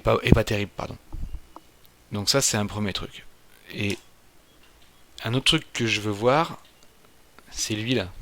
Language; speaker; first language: French; native; French